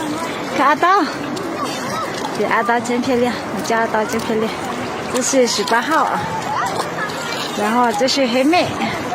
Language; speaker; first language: Chinese; non-native, fluent; Hmong